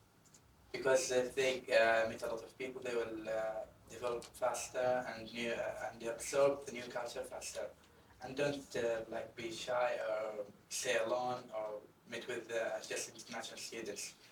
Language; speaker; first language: English; non-native, fluent; Arabic